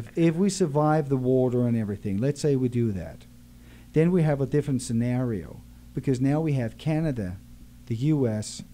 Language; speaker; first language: English; non-native, fluent; Danish